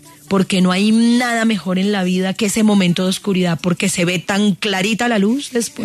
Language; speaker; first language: Spanish; native; Spanish